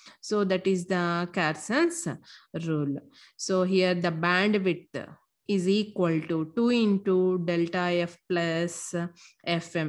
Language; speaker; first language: English; non-native, local second language; Telugu